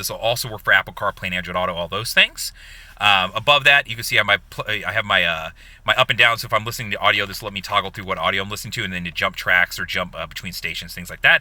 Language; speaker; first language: English; native; English